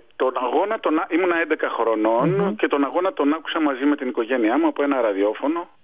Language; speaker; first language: Greek; native; Greek